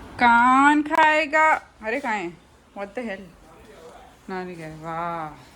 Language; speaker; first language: Hindi; native; Hindi